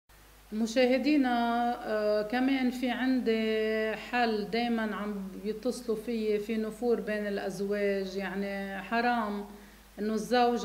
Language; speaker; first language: Arabic; native; Arabic